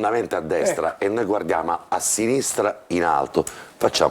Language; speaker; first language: Italian; native; Italian